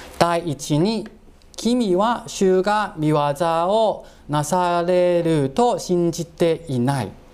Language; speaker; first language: Japanese; non-native, fluent; Cantonese